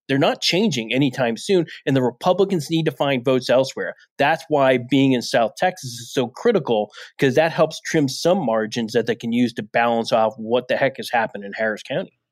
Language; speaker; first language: English; native; English